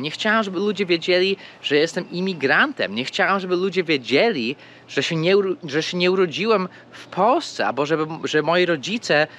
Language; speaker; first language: Polish; early bilingual, heritage; Polish